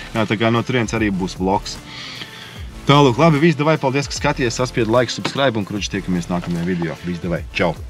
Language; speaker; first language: Latvian; native; Latvian